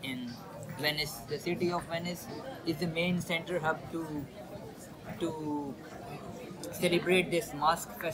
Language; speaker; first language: English; non-native, fluent; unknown